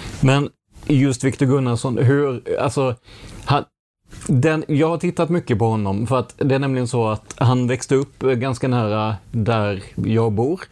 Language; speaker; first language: Swedish; native; Swedish